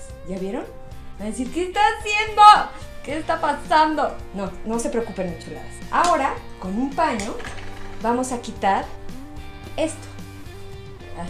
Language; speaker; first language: Spanish; native; Spanish